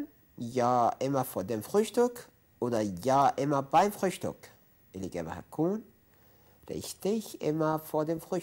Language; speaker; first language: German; non-native, fluent; Arabic